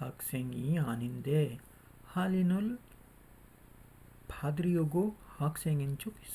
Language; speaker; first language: Korean; non-native, fluent; Urdu